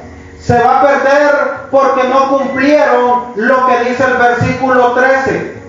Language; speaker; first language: Spanish; native; Spanish